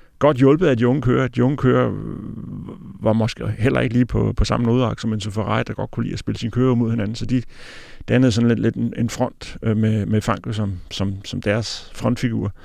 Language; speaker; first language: Danish; native; Danish